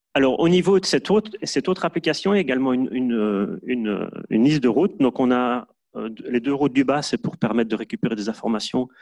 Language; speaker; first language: French; native; French